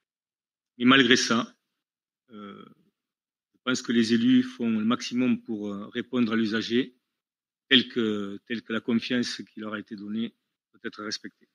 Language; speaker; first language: French; native; French